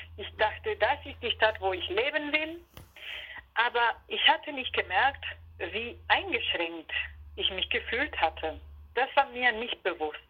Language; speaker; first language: German; non-native, fluent; Spanish